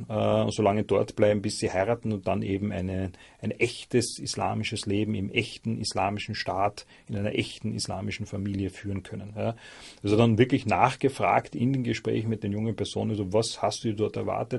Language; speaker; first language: German; native; German